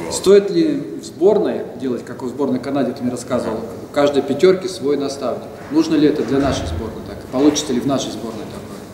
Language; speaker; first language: Russian; native; Russian